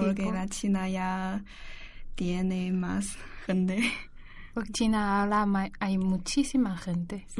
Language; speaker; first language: Spanish; non-native, learner; Chinese